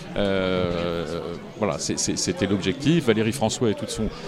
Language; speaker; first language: French; native; French